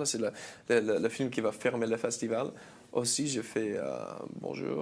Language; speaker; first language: French; non-native, learner; English